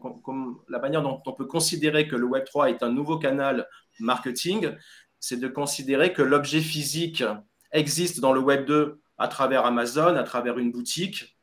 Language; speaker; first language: French; native; French